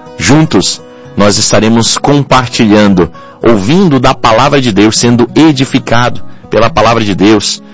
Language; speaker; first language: Portuguese; native; Portuguese